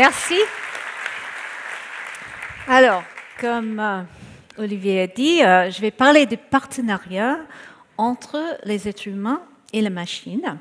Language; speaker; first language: French; non-native, fluent; English